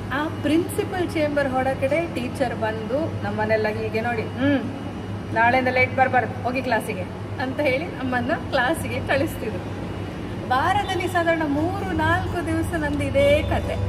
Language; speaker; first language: Kannada; native; Kannada